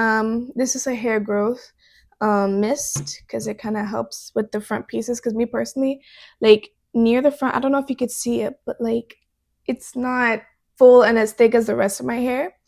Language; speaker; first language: English; native; English